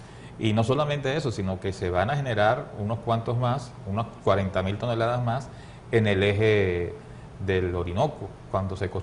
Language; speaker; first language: Spanish; native; Spanish